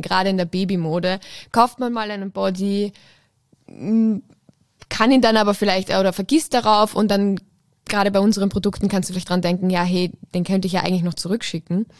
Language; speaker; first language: German; native; German